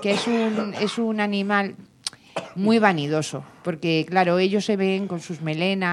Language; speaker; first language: Spanish; native; Spanish